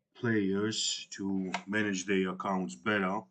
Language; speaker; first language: English; non-native, fluent; Georgian